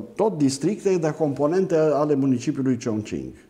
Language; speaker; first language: Romanian; native; Romanian